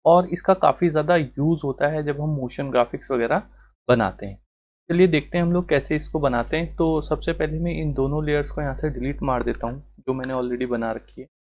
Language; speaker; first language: Hindi; native; Hindi